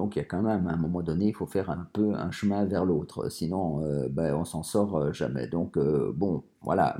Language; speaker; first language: French; native; French